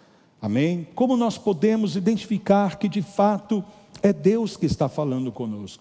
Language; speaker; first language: Portuguese; native; Portuguese